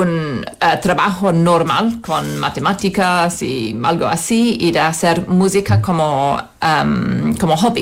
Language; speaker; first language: Spanish; non-native, fluent; English